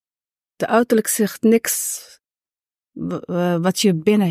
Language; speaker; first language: Dutch; non-native, fluent; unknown